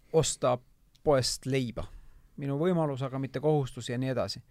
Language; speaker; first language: Estonian; native; Estonian